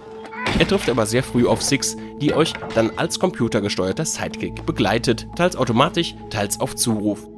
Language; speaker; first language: German; native; German